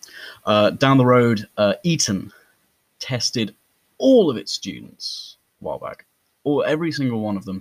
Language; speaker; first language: English; native; English